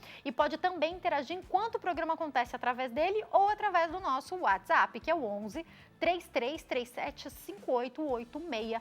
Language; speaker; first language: Portuguese; native; Portuguese